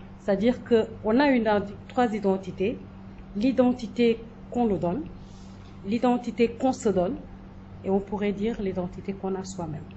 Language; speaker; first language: French; non-native, local second language; Jola-Fonyi